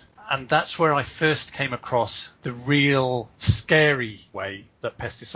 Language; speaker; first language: English; native; English